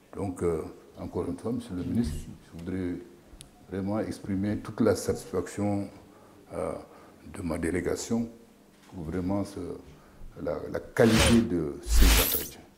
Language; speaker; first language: French; non-native, local second language; Wolof